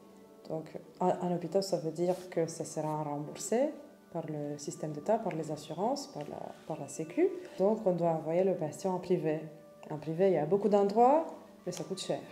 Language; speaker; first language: French; non-native, fluent; Romanian